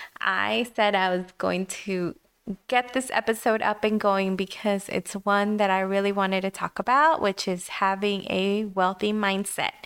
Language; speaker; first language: English; early bilingual, other home language; Spanish